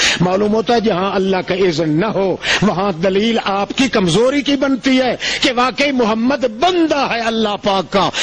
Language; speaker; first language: Urdu; non-native, local second language; Saraiki